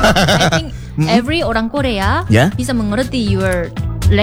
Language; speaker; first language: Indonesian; non-native, learner; Korean